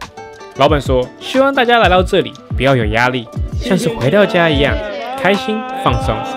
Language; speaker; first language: Chinese; native; Chinese